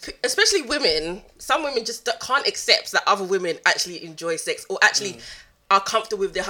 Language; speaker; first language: English; native; English